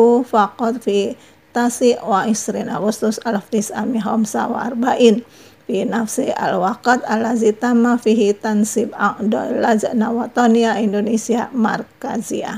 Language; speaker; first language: Arabic; non-native, fluent; Indonesian